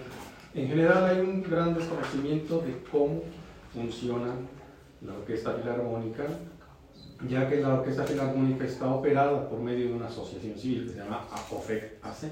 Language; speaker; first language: Spanish; native; Spanish